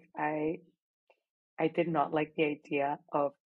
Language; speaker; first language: English; non-native, fluent; Spanish